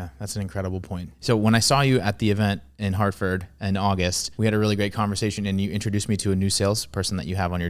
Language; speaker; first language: English; native; English